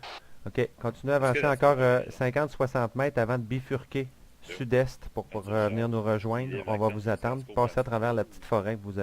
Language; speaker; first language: French; native; French